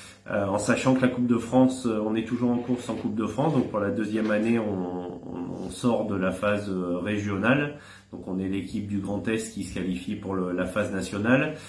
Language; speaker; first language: French; native; French